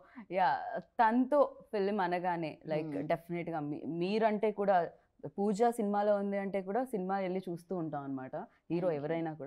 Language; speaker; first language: Telugu; native; Telugu